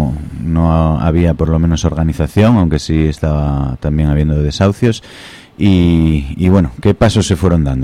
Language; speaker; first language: Spanish; native; Spanish